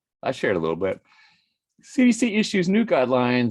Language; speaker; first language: English; native; English